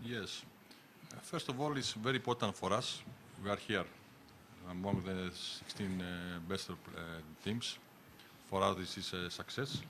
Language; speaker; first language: English; non-native, learner; Greek